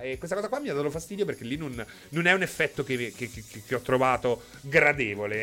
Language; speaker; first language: Italian; native; Italian